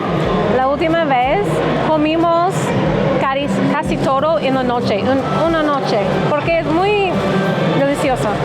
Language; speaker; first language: Spanish; non-native, learner; English